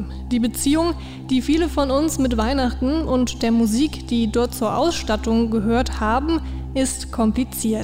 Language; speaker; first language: German; native; German